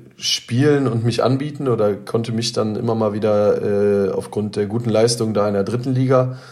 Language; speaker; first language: German; native; German